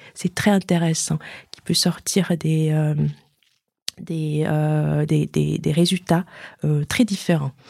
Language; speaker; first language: French; non-native, fluent; Chinese